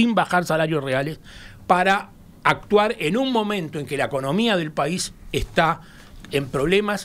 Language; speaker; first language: Spanish; native; Spanish